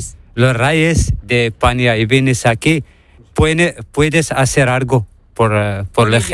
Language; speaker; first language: Spanish; non-native, learner; Arabic